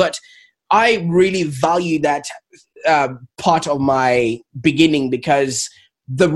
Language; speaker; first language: English; non-native, local second language; Shona